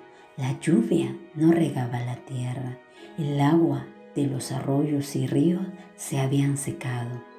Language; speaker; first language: Spanish; native; Spanish